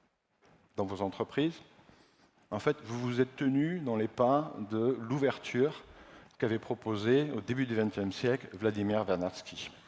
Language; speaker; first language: French; native; French